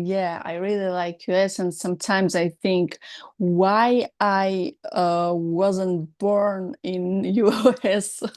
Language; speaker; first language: English; non-native, learner; Russian